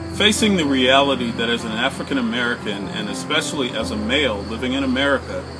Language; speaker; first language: English; native; English